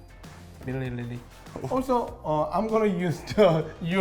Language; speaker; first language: English; non-native, learner; Korean